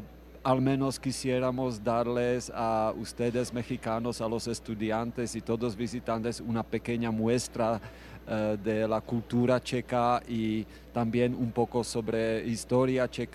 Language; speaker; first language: Spanish; non-native, fluent; Czech